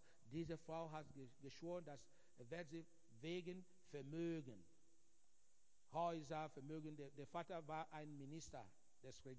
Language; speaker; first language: German; non-native, fluent; Igbo